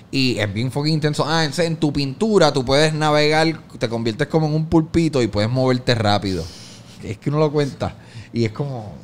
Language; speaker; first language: Spanish; native; Spanish